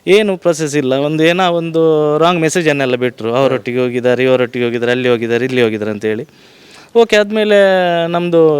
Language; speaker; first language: Kannada; native; Kannada